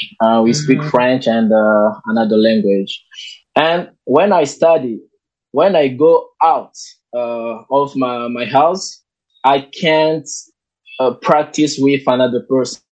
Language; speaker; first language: English; non-native, learner; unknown